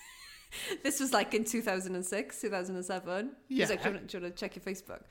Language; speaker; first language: English; native; English